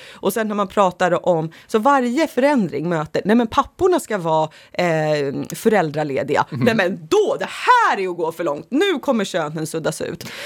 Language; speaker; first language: Swedish; early bilingual, other home language; Finnish